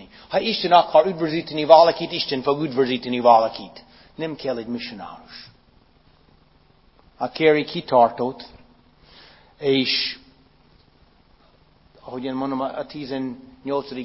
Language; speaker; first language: Hungarian; non-native, fluent; English